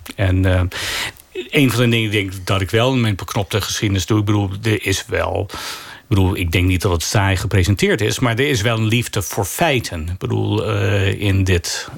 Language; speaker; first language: Dutch; non-native, fluent; English